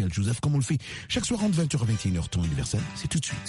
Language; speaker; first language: French; non-native, local second language; Lingala